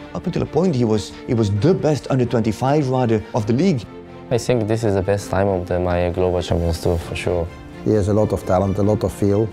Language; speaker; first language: English; non-native, learner; Japanese